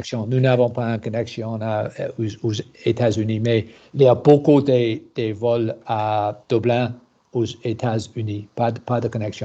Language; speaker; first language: French; non-native, learner; English